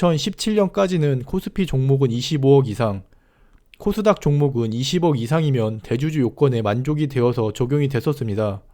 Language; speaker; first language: Korean; native; Korean